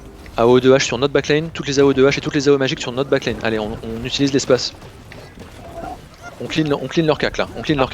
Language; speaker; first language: French; native; French